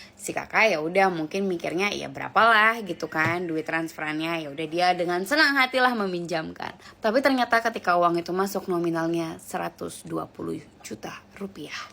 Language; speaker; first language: Indonesian; native; Indonesian